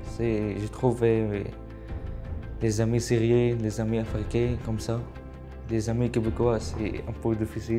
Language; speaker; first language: French; non-native, learner; Arabic